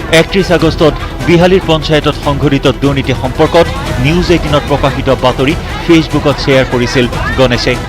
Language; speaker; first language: Assamese; native; Assamese